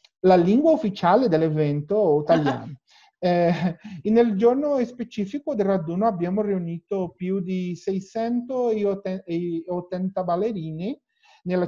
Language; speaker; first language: Italian; non-native, learner; Portuguese